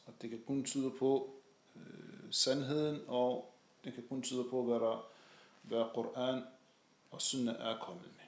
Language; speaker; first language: Danish; non-native, fluent; Arabic